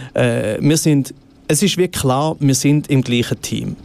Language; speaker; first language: German; native; German